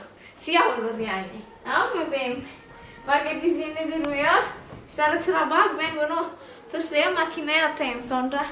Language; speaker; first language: Turkish; non-native, learner; Indonesian